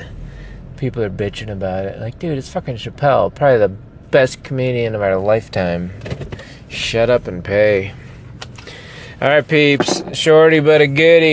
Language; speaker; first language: English; native; English